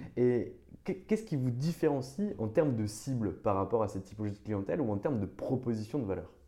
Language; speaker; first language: French; native; French